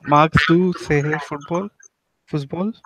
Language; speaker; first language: German; non-native, learner; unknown